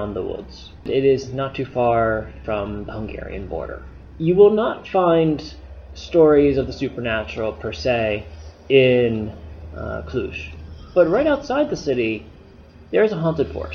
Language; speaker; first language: English; native; English